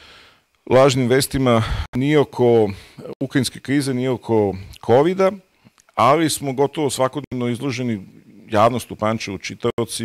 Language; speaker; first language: Bosnian; native; Bosnian